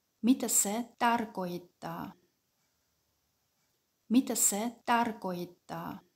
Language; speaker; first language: Finnish; non-native, fluent; German